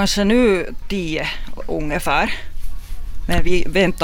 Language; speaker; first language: Swedish; non-native, local second language; Finnish